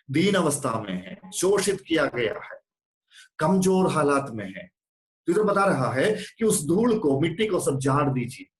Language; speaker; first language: Hindi; non-native, local second language; Malayalam